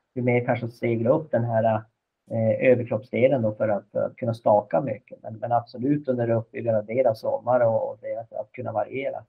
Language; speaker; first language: Swedish; native; Swedish